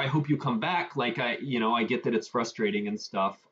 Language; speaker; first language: English; native; English